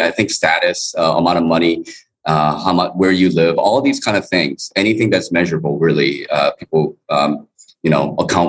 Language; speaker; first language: English; early bilingual, other home language; Korean